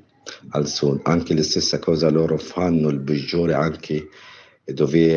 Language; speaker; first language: Italian; non-native, learner; Arabic